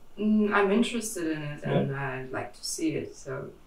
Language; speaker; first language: English; non-native, fluent; Russian